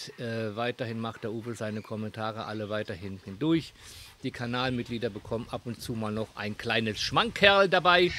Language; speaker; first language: German; native; German